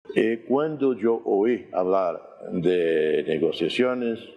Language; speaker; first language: Spanish; non-native, fluent; Portuguese